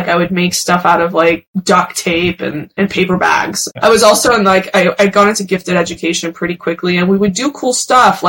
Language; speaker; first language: English; early bilingual, other home language; Persian